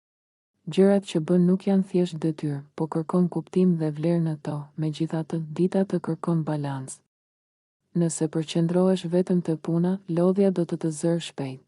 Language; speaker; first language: Albanian; native; Albanian